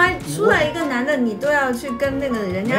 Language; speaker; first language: Chinese; native; Chinese